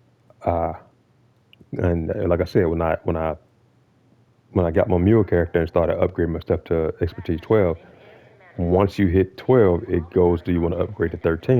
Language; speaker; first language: English; native; English